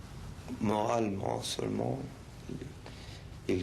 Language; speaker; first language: French; non-native, fluent; Spanish